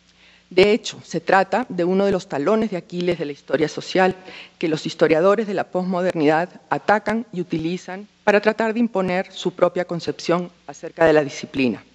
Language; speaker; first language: Spanish; native; Spanish